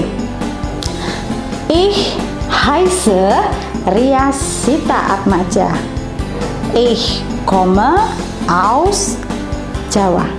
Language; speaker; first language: German; non-native, fluent; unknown